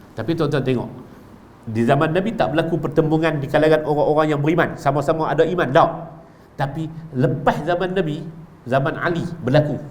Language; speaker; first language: Malay; native; Malay